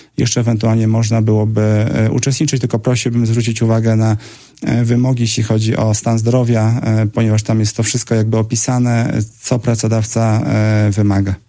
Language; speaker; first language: Polish; native; Polish